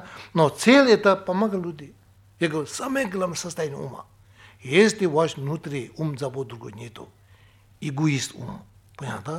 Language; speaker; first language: Russian; non-native, learner; Tibetan